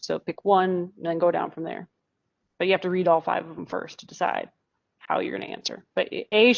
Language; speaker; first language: English; native; English